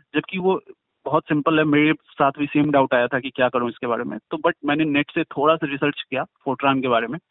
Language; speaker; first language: Hindi; native; Hindi